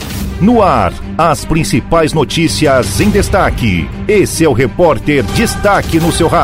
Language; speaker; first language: Portuguese; native; Portuguese